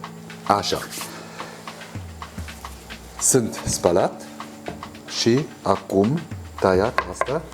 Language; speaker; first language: Romanian; non-native, learner; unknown